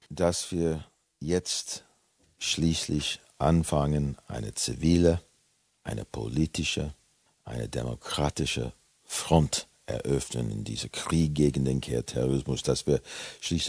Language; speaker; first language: German; non-native, fluent; English